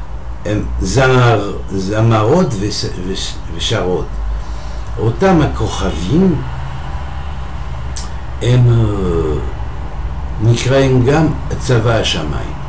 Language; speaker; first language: Hebrew; non-native, fluent; French